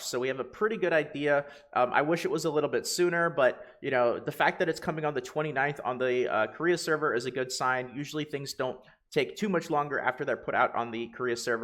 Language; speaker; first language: English; native; English